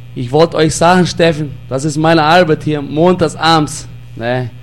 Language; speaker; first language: German; early bilingual, heritage; German